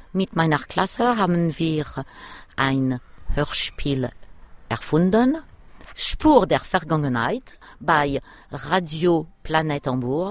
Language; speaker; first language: German; non-native, fluent; French